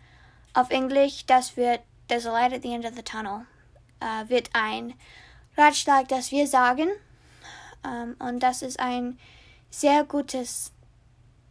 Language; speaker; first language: German; non-native, learner; English